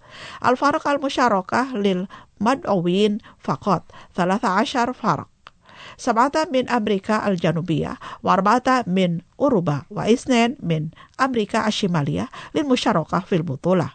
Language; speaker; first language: Arabic; non-native, fluent; Indonesian